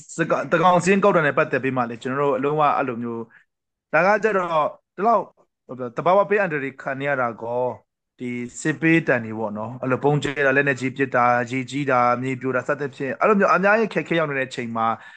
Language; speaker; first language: Burmese; non-native, local second language; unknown